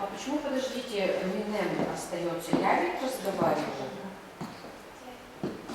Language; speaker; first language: Russian; native; Russian